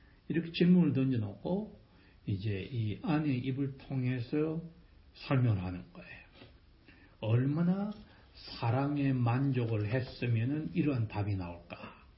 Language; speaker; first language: Korean; native; Korean